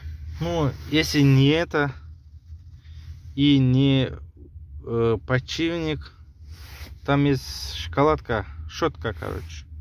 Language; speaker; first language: Russian; non-native, local second language; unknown